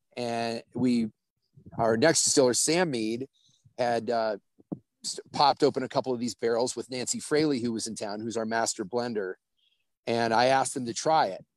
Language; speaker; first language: English; native; English